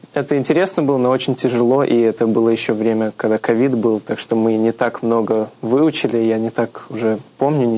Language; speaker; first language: Russian; early bilingual, heritage; Russian